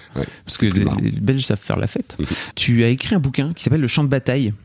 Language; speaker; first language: French; native; French